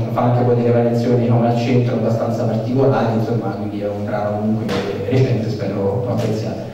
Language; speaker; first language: Italian; non-native, fluent; Spanish